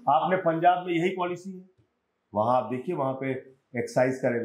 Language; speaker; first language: Hindi; native; Hindi